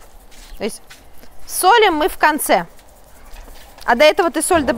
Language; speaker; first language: Russian; native; Russian